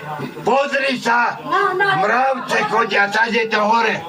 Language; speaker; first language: Slovak; native; Slovak